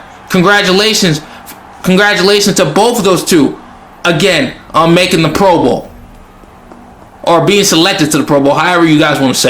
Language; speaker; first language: English; native; English